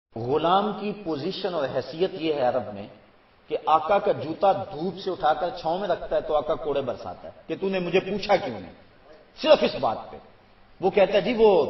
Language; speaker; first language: Urdu; non-native, local second language; Punjabi